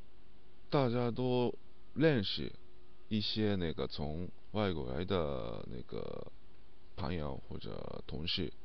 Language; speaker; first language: Chinese; non-native, learner; Japanese